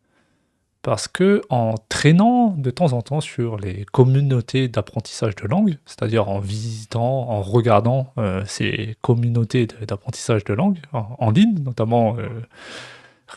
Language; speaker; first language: French; native; French